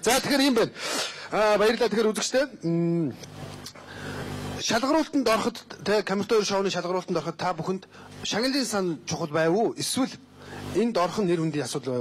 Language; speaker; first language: Mongolian; native; Mongolian